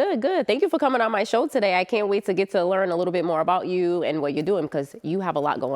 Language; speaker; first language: English; native; English